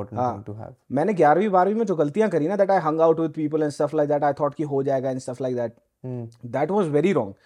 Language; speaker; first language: Hindi; native; Hindi